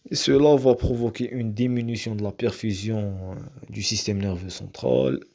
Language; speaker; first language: French; non-native, local second language; Arabic